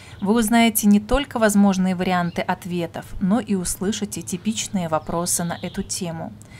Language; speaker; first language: Russian; native; Russian